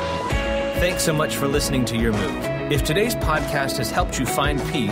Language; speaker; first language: English; native; English